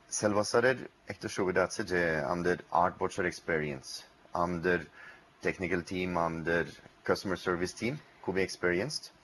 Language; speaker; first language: Bangla; non-native, learner; English